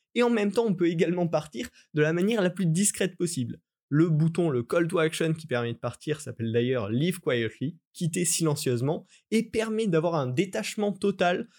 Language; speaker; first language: French; native; French